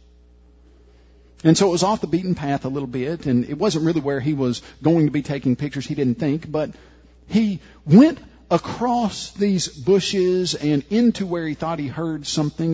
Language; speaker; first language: English; native; English